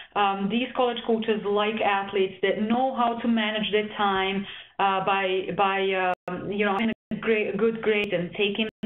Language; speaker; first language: English; non-native, fluent; Serbian